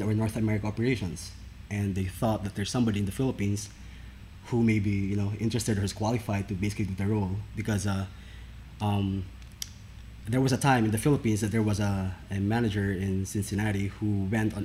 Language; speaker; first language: English; non-native, local second language; Filipino